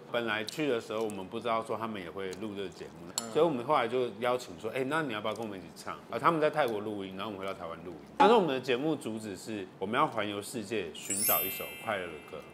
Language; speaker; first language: Chinese; native; Chinese